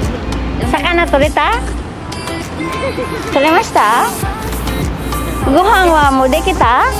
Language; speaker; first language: Japanese; non-native, fluent; Filipino